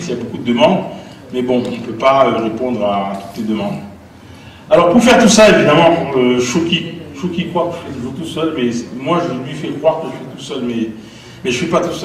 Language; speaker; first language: French; native; French